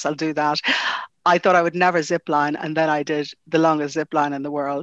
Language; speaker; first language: English; native; English